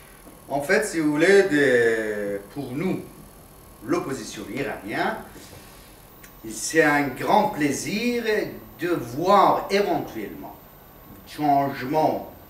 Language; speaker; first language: French; non-native, fluent; Persian